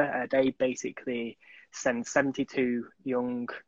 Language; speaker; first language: English; native; English